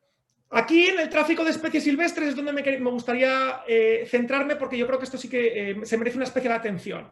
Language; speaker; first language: Spanish; native; Spanish